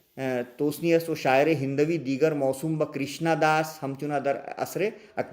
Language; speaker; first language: Persian; non-native, local second language; Urdu